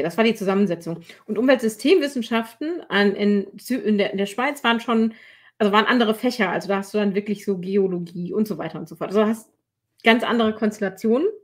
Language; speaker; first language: German; native; German